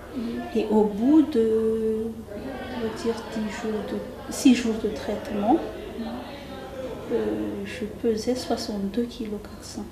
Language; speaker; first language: French; non-native, local second language; Malagasy